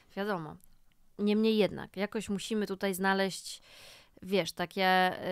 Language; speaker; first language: Polish; native; Polish